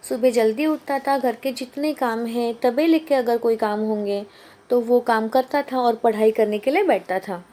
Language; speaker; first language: Hindi; non-native, local second language; Marathi